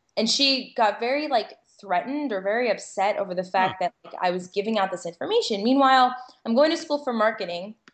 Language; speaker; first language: English; native; English